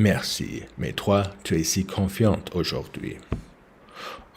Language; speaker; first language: French; non-native, learner; English